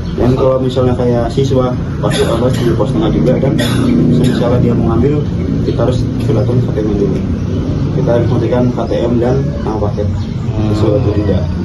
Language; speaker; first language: Indonesian; native; Indonesian